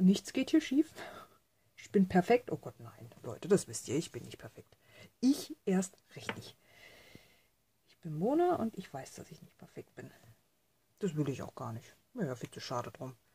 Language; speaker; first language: German; native; German